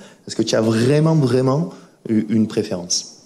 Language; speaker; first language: French; native; French